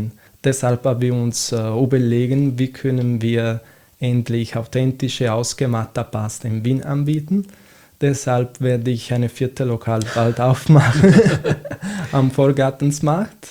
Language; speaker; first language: German; non-native, fluent; Italian